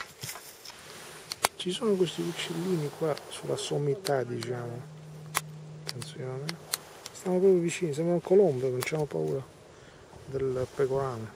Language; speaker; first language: Italian; early bilingual, other home language; Albanian